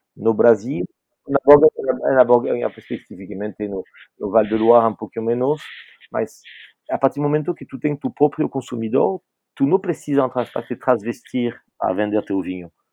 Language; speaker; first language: Portuguese; non-native, fluent; French